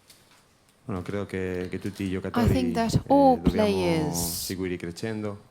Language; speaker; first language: Italian; non-native, learner; Spanish